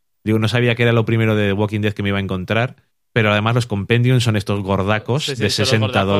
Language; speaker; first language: Spanish; native; Spanish